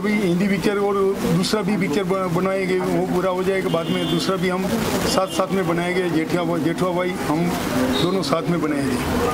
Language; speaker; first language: Hindi; non-native, local second language; Gujarati